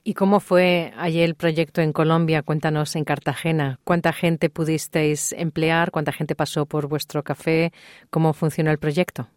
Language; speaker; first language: Spanish; native; Spanish